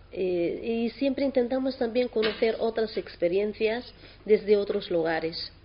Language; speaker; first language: Spanish; non-native, local second language; Arabic